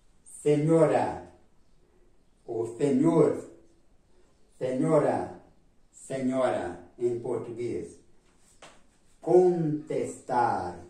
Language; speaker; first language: Spanish; non-native, fluent; Portuguese